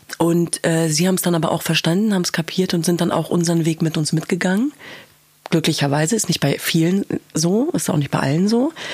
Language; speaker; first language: German; early bilingual, other home language; Kurdish